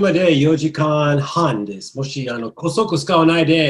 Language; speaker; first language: Japanese; non-native, learner; English